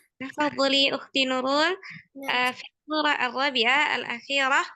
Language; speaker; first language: Arabic; non-native, fluent; Indonesian